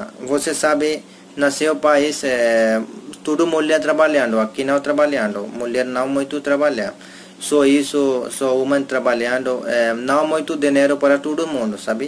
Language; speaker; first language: Portuguese; non-native, learner; Hindi